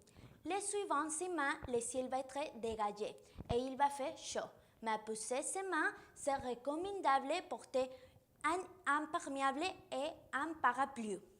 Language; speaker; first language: French; non-native, learner; Spanish